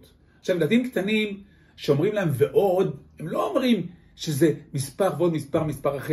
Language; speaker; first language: Hebrew; native; Hebrew